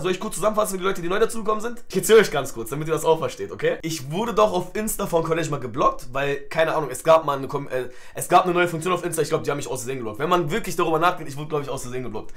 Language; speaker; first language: German; early bilingual, other home language; Turkish